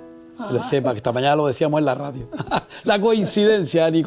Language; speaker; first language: Spanish; native; Spanish